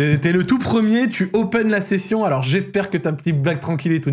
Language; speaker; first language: French; native; French